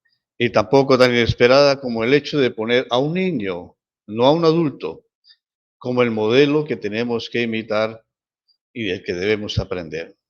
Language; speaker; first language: Spanish; native; Spanish